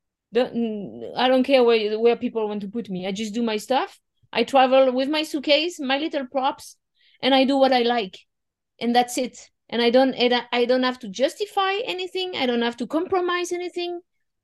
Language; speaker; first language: English; non-native, fluent; French